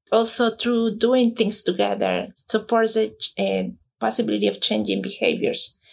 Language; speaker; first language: English; non-native, fluent; Spanish